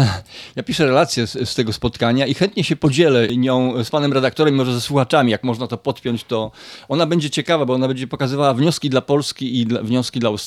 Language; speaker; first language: Polish; native; Polish